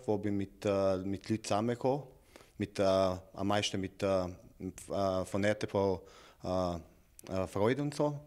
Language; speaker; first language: German; non-native, learner; Serbian